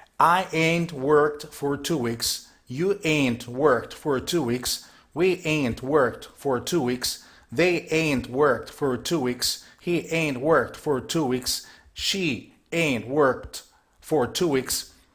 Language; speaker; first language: English; non-native, fluent; Turkish